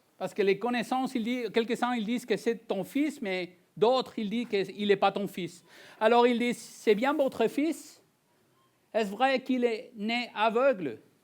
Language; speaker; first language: French; non-native, fluent; Spanish